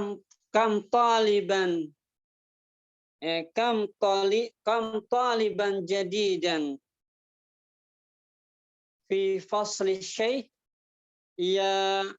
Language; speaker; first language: Arabic; non-native, learner; Indonesian